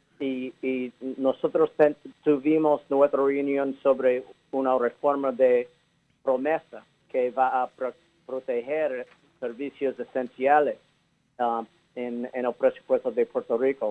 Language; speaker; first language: Spanish; early bilingual, heritage; English